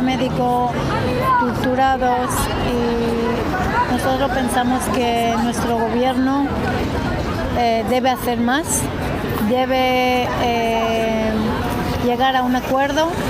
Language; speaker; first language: Spanish; non-native, fluent; Hebrew